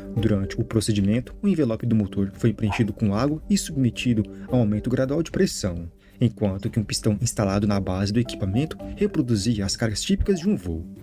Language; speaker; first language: Portuguese; native; Portuguese